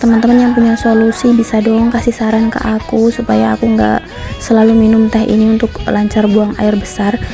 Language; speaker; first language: Indonesian; non-native, local second language; Javanese